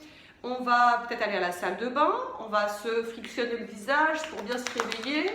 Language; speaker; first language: French; native; French